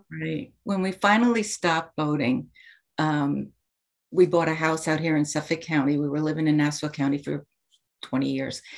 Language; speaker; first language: English; native; English